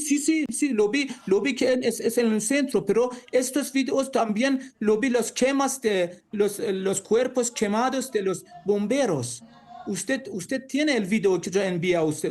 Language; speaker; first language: Spanish; non-native, learner; Persian